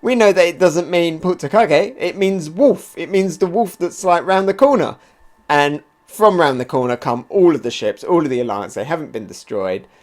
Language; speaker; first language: English; native; English